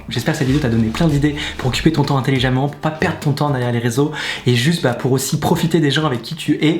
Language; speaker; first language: French; native; French